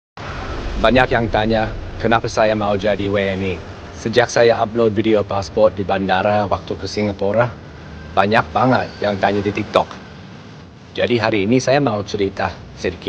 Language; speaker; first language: Indonesian; non-native, fluent; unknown